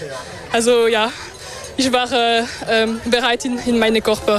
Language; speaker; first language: German; non-native, local second language; French